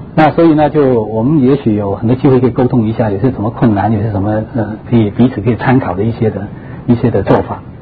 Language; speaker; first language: Chinese; non-native, local second language; Cantonese